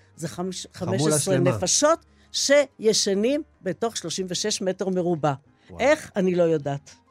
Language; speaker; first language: Hebrew; early bilingual, other home language; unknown